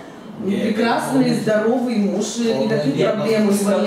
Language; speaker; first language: Russian; non-native, fluent; Bulgarian